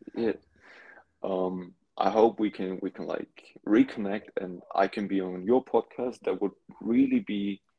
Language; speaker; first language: English; non-native, fluent; German